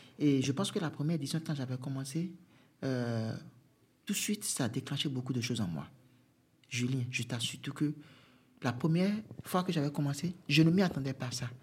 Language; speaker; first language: French; non-native, local second language; Fon